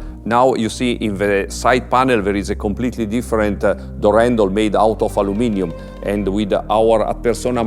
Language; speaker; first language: English; non-native, fluent; Italian